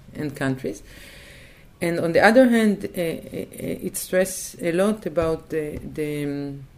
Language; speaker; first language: English; non-native, fluent; Hebrew